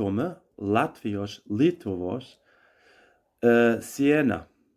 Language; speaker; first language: Lithuanian; non-native, learner; German